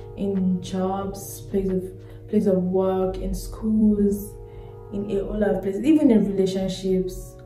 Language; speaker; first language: English; non-native, local second language; Yoruba